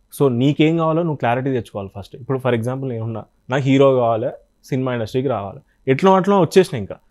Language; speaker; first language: Telugu; native; Telugu